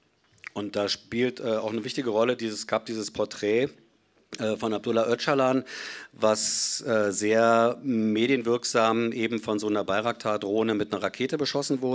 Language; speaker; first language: German; native; German